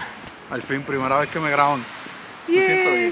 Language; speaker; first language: Spanish; native; Spanish